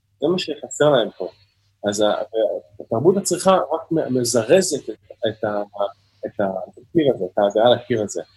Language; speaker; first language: Hebrew; native; Hebrew